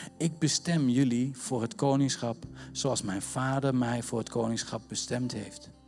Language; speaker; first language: Dutch; native; Dutch